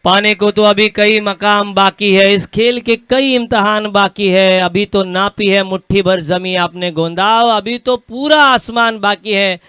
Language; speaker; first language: Hindi; non-native, local second language; Marathi